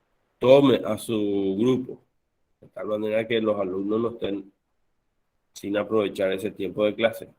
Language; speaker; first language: Spanish; native; Spanish